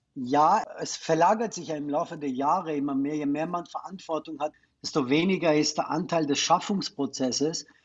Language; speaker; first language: German; non-native, fluent; Persian